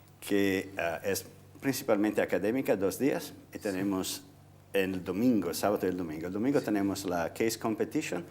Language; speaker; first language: Spanish; non-native, fluent; Italian